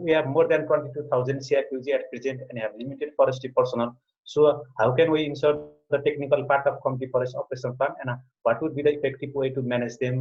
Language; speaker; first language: English; non-native, local second language; Nepali